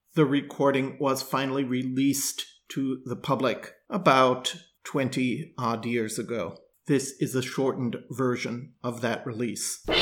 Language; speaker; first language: English; native; English